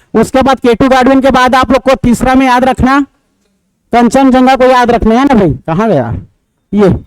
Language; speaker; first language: Hindi; native; Hindi